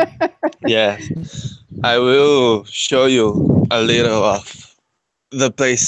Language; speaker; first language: English; non-native, learner; Portuguese